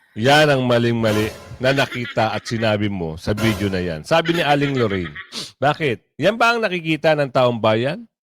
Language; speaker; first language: Filipino; non-native, local second language; Cebuano